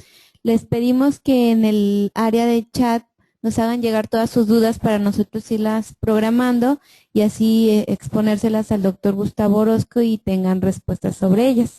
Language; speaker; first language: Spanish; native; Spanish